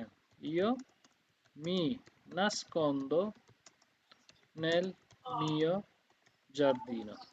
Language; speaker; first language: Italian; non-native, fluent; Bangla